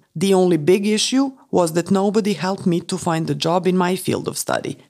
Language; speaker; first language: English; non-native, fluent; Romanian